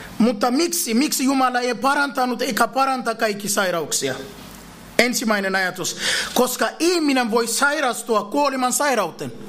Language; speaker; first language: Finnish; non-native, fluent; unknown